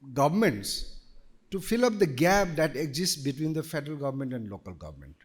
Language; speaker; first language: English; non-native, local second language; Nepali